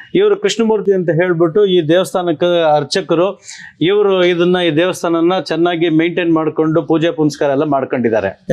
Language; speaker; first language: Kannada; native; Kannada